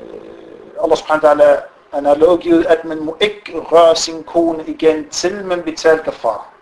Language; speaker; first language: Danish; non-native, fluent; Arabic